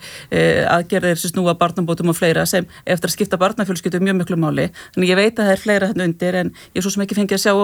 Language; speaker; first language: Icelandic; native; Icelandic